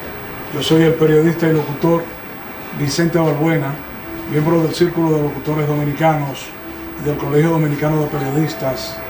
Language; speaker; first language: Spanish; native; Spanish